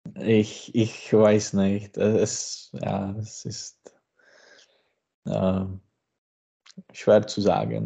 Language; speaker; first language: German; non-native, learner; Czech